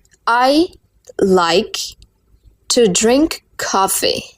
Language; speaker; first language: English; non-native, learner; Burmese